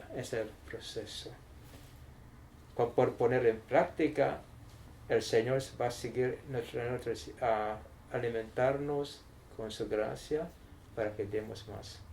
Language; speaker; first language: Spanish; non-native, learner; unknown